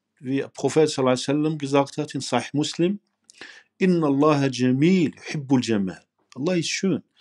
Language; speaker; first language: German; non-native, fluent; Arabic